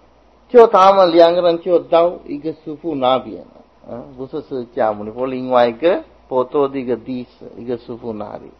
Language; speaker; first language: Chinese; non-native, fluent; Sinhala